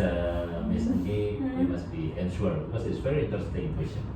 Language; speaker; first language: English; non-native, learner; Indonesian